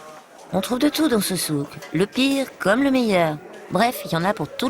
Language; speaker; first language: French; native; French